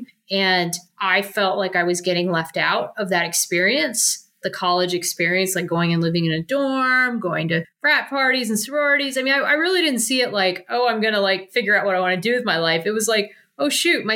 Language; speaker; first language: English; native; English